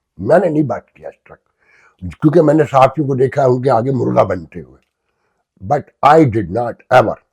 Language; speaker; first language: Urdu; native; Urdu